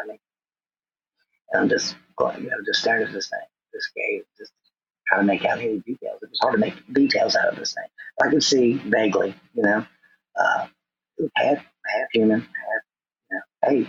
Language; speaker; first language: English; native; English